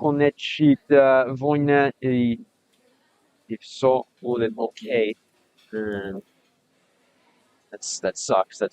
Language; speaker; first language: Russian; non-native, learner; English